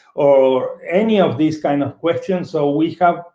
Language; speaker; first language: English; non-native, fluent; Spanish